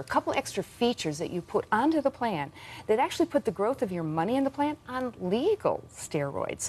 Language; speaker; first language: English; native; English